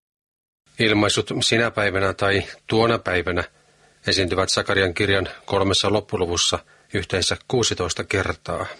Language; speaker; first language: Finnish; native; Finnish